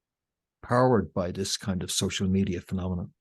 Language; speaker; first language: English; native; English